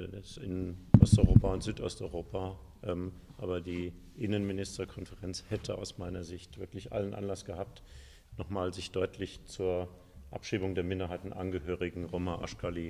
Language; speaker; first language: German; native; German